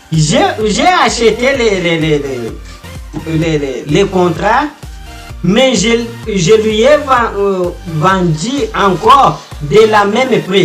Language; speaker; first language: French; non-native, fluent; Portuguese